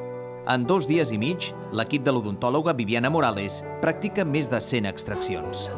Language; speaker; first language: Catalan; native; Catalan